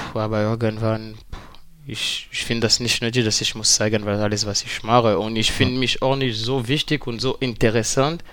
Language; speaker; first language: German; non-native, fluent; French